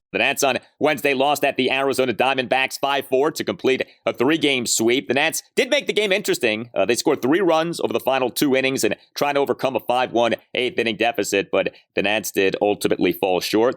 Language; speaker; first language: English; native; English